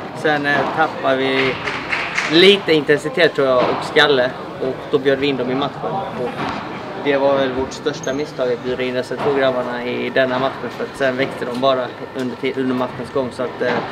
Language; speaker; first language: Swedish; early bilingual, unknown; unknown